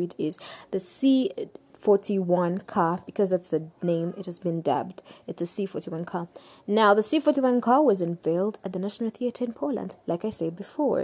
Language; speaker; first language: English; non-native, local second language; Ganda